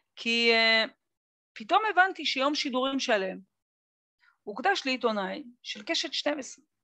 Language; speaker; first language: Hebrew; native; Hebrew